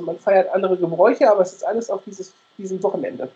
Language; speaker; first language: German; native; German